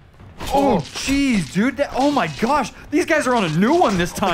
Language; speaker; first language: English; native; English